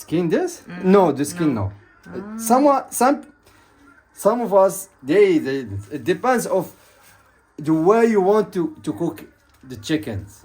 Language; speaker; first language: English; non-native, fluent; Arabic